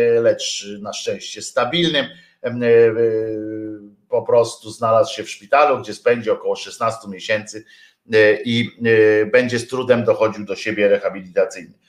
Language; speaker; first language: Polish; native; Polish